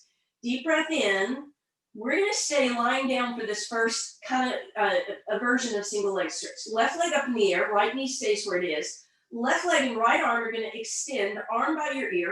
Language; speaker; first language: English; native; English